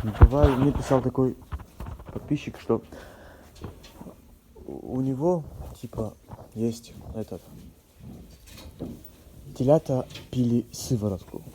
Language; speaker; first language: Russian; non-native, local second language; Ossetic